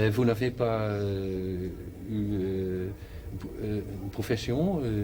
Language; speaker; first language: French; non-native, learner; Dutch